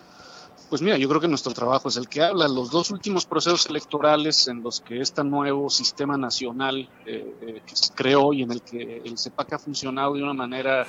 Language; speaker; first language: Spanish; native; Spanish